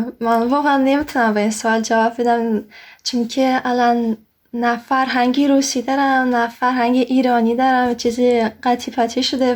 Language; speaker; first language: Persian; non-native, fluent; Russian